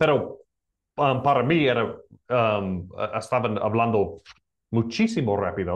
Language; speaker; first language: Spanish; non-native, learner; English